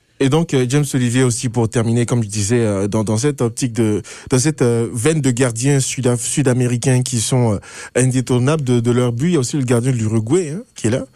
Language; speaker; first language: French; native; French